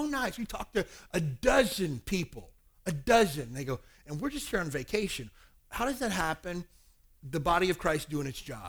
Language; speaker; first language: English; native; English